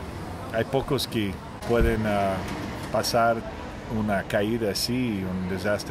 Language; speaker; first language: Spanish; non-native, learner; English